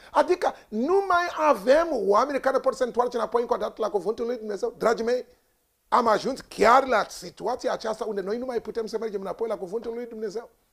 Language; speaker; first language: Romanian; non-native, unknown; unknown